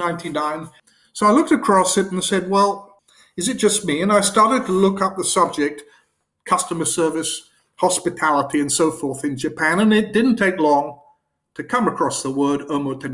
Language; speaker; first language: English; native; English